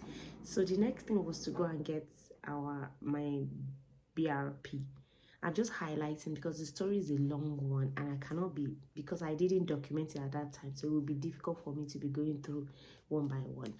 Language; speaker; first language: English; non-native, local second language; Yoruba